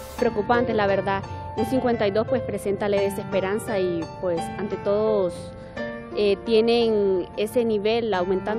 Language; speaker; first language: Spanish; native; Spanish